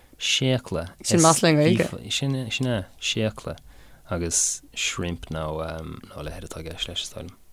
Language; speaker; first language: Irish; non-native, local second language; English